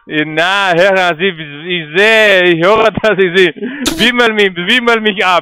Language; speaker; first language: German; non-native, learner; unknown